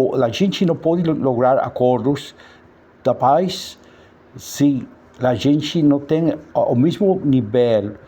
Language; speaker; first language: Portuguese; non-native, learner; Spanish